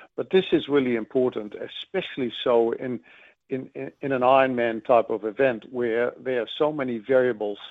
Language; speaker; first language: English; non-native, fluent; Dutch